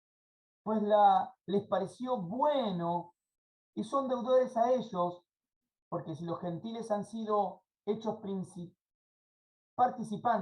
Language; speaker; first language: Spanish; native; Spanish